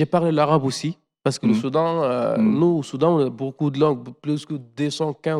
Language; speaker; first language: French; non-native, learner; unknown